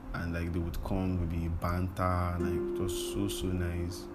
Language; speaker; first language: English; non-native, local second language; Yoruba